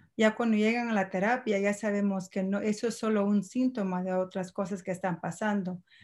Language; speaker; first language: Spanish; early bilingual, heritage; Spanish